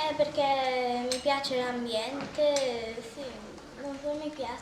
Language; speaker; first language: Italian; early bilingual, other home language; English